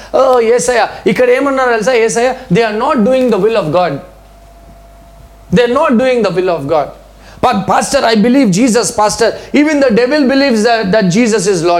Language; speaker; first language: English; non-native, local second language; Telugu